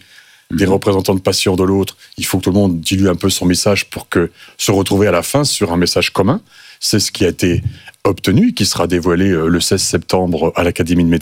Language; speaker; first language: French; native; French